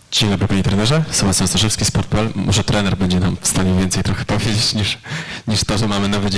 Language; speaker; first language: Polish; native; Polish